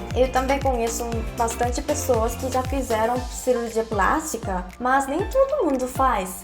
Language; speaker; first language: Portuguese; non-native, fluent; Korean